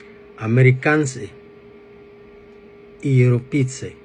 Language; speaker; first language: Russian; non-native, fluent; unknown